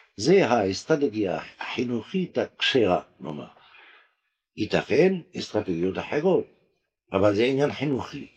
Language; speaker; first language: Hebrew; non-native, fluent; French